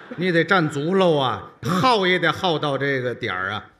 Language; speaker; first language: Chinese; native; Chinese